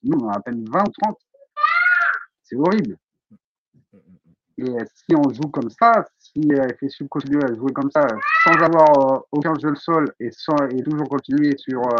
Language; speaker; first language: French; native; French